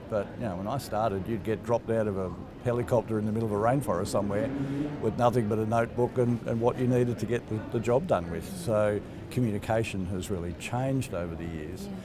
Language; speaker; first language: English; native; English